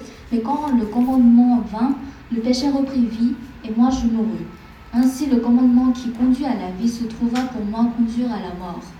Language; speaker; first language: French; non-native, fluent; Korean